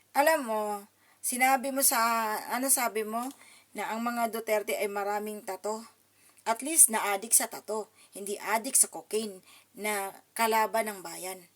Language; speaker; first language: Filipino; non-native, local second language; Cebuano